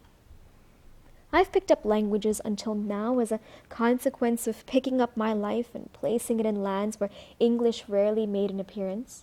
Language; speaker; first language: English; early bilingual, other home language; Marathi